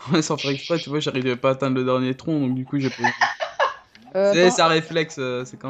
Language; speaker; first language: French; native; French